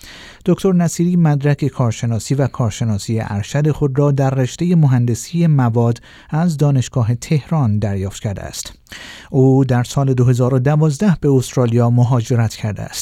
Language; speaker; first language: Persian; native; Persian